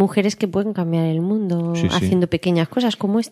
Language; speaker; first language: Spanish; native; Spanish